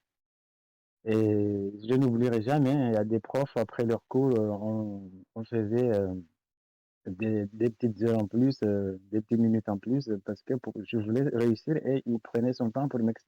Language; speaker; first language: French; non-native, local second language; Comorian